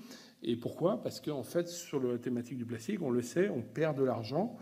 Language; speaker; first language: French; native; French